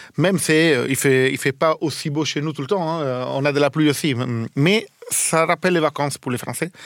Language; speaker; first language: French; non-native, fluent; Italian